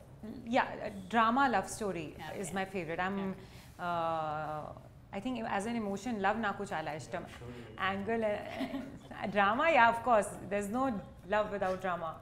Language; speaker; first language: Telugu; non-native, learner; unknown